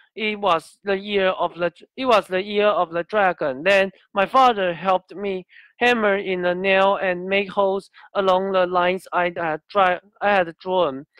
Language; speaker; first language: English; non-native, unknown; Chinese